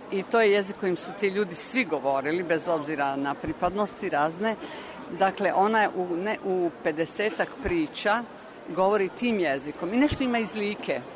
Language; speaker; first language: Croatian; native; Croatian